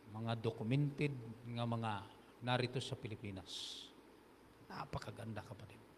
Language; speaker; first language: Filipino; non-native, local second language; Hiligaynon